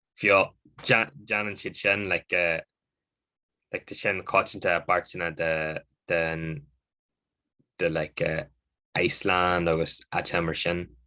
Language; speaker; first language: Irish; native; Irish